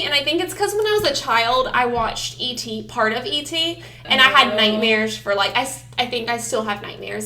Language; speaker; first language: English; native; English